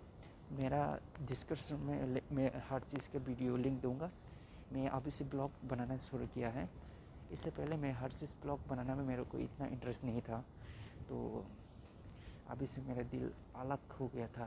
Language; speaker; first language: Hindi; non-native, local second language; Kok Borok